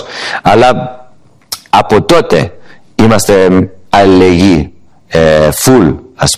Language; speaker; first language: Greek; early bilingual, heritage; English